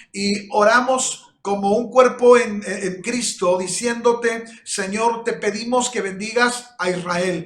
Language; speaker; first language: Spanish; native; Spanish